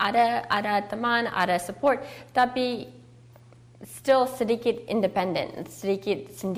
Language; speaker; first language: Indonesian; early bilingual, heritage; English